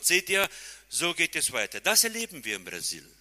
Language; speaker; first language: German; non-native, fluent; Portuguese